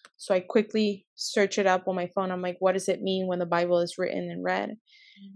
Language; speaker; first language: English; early bilingual, other home language; Spanish